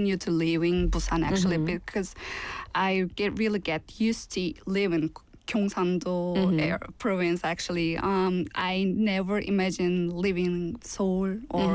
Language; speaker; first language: English; non-native, fluent; Turkish